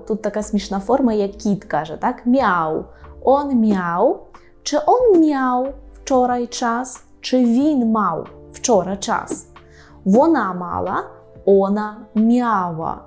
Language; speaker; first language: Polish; non-native, fluent; Ukrainian